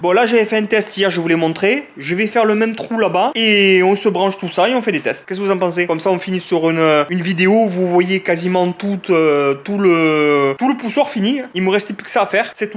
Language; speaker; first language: French; native; French